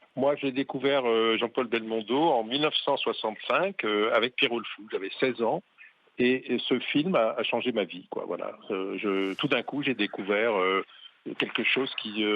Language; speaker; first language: French; native; French